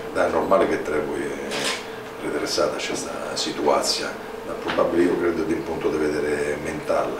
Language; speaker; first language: Romanian; non-native, fluent; Italian